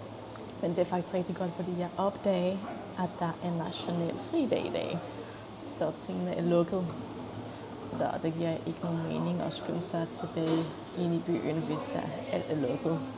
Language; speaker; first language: Danish; non-native, fluent; Polish